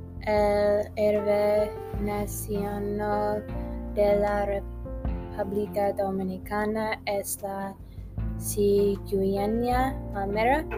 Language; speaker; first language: Spanish; non-native, learner; English